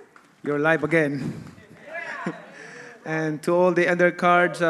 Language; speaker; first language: English; non-native, local second language; Cebuano